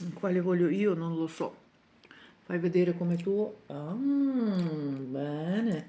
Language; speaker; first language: Italian; non-native, learner; Ukrainian